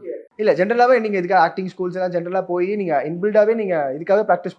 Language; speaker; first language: Tamil; native; Tamil